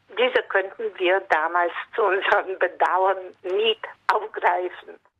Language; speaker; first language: German; non-native, fluent; Polish